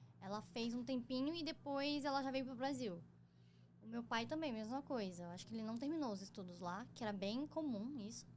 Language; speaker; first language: Portuguese; native; Portuguese